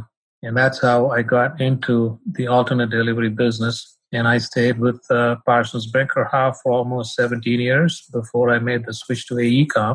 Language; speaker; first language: English; non-native, local second language; Tamil